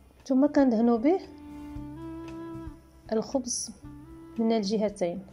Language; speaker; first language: Arabic; native; Arabic